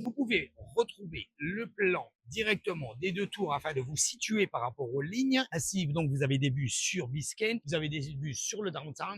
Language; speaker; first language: French; native; French